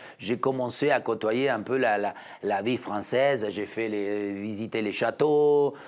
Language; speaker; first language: French; non-native, fluent; Spanish